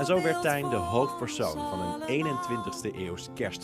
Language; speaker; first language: Dutch; native; Dutch